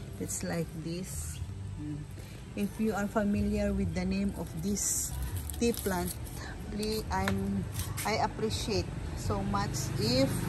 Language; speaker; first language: English; non-native, local second language; Filipino